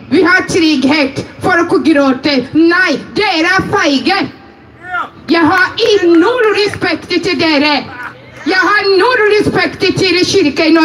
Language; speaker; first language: Norwegian; non-native, fluent; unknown